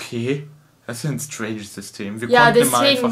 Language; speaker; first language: German; native; German